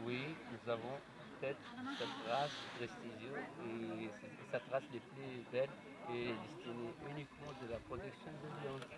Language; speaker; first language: French; non-native, learner; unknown